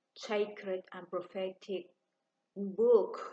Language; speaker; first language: English; non-native, learner; Spanish